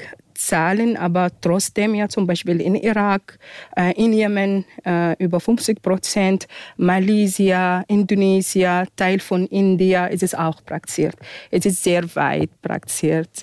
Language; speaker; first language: German; non-native, fluent; Arabic